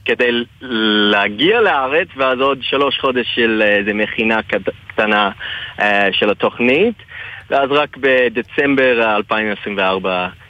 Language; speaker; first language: Hebrew; non-native, fluent; English